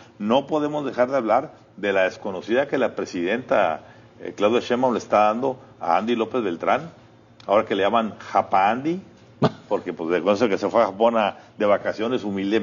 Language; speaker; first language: Spanish; native; Spanish